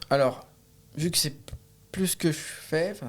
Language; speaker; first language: French; native; French